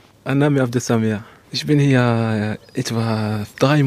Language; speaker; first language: German; non-native, learner; Arabic